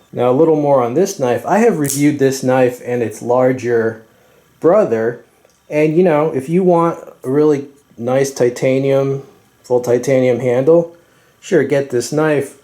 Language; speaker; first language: English; native; English